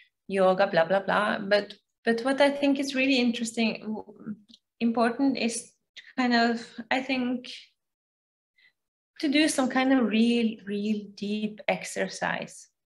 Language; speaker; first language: English; non-native, fluent; Norwegian